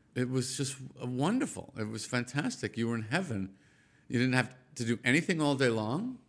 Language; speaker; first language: English; native; English